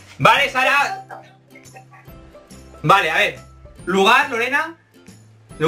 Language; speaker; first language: Spanish; native; Spanish